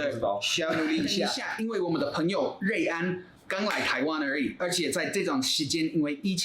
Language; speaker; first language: Chinese; non-native, fluent; English